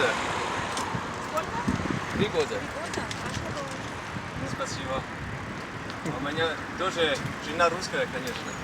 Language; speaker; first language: Russian; non-native, learner; French